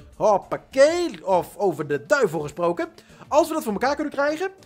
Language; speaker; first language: Dutch; native; Dutch